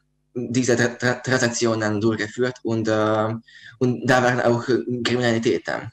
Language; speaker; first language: German; non-native, learner; Hungarian